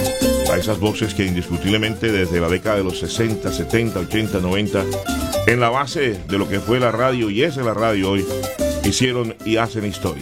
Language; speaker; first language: Spanish; native; Spanish